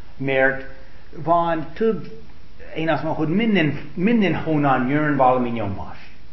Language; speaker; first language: Hungarian; non-native, fluent; English